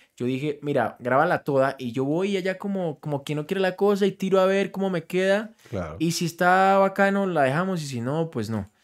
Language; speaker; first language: Spanish; native; Spanish